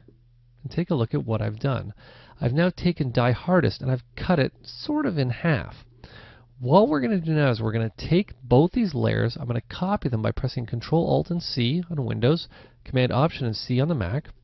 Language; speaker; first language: English; native; English